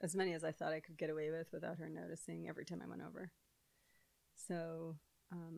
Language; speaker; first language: English; native; English